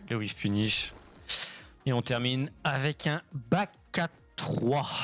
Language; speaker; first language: French; native; French